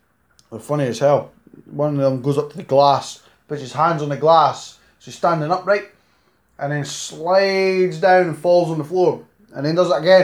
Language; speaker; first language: English; native; English